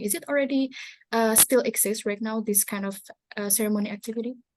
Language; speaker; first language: English; non-native, fluent; Indonesian